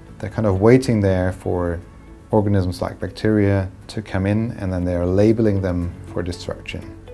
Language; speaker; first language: English; non-native, fluent; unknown